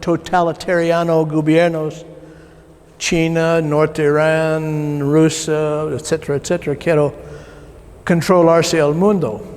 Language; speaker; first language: Spanish; non-native, learner; English